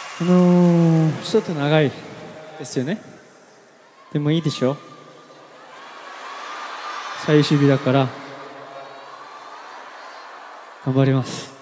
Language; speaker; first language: Japanese; non-native, learner; Korean